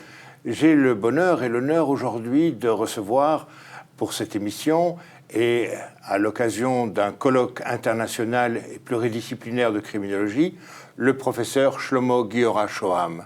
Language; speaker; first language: French; native; French